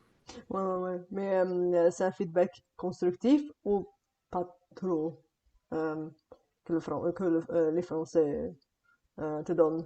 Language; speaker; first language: French; non-native, fluent; Bulgarian